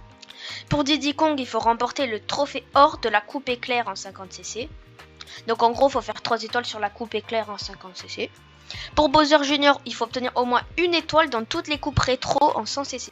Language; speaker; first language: French; native; French